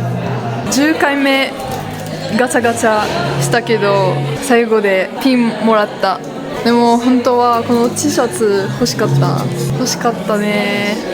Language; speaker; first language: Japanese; non-native, learner; French